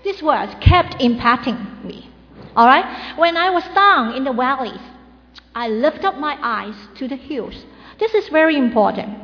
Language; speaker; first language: English; non-native, local second language; Chinese